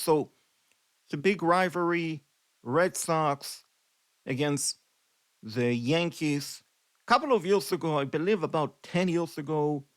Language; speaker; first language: English; non-native, fluent; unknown